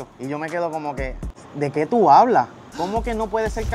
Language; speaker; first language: Spanish; native; Spanish